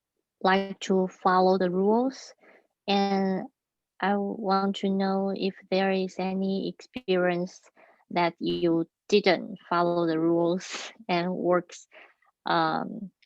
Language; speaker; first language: English; non-native, learner; Chinese